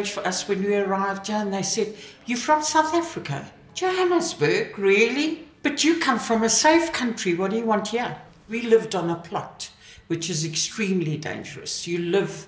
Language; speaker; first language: English; native; English